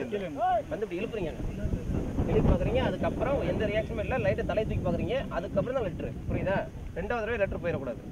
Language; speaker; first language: Tamil; native; Tamil